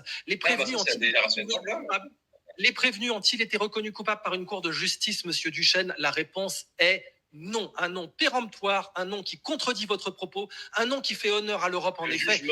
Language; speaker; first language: French; native; French